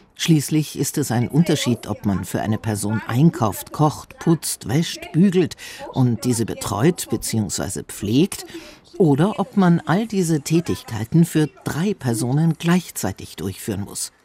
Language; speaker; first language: German; non-native, fluent; Slovak